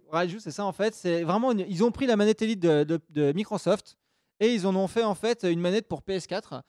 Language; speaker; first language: French; native; French